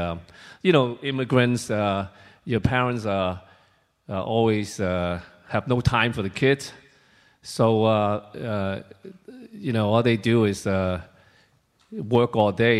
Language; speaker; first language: English; non-native, local second language; Cantonese